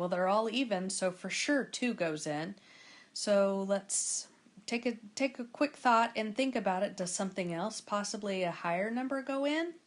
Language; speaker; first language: English; native; English